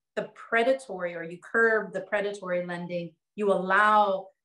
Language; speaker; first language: English; native; English